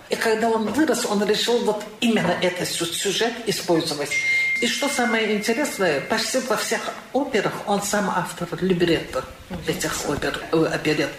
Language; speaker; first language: Russian; non-native, local second language; Azerbaijani